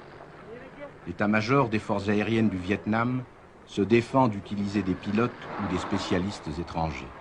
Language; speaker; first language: French; native; French